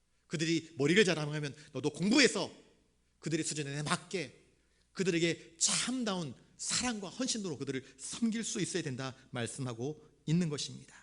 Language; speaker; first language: Korean; native; Korean